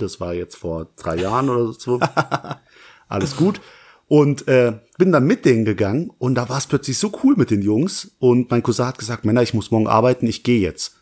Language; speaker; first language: German; native; German